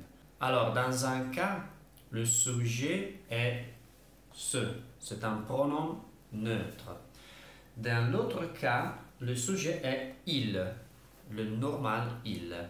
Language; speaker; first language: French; non-native, fluent; Italian